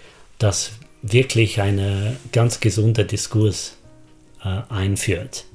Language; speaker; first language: German; non-native, fluent; English